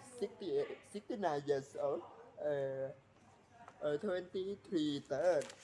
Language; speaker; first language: English; non-native, learner; Thai